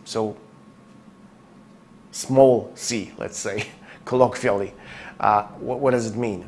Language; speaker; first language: English; non-native, fluent; Polish